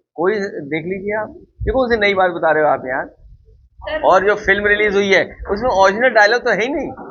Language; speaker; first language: Hindi; native; Hindi